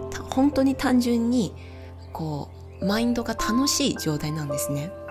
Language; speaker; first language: Japanese; non-native, fluent; Chinese